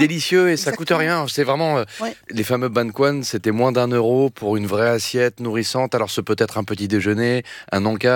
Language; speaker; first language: French; native; French